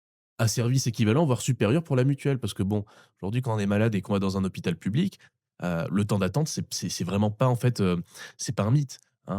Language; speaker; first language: French; native; French